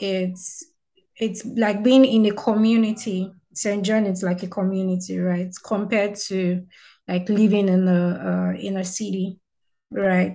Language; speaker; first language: English; non-native, local second language; Yoruba